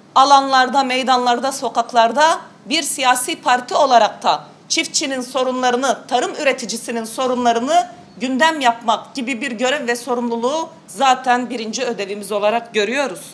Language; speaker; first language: Turkish; native; Turkish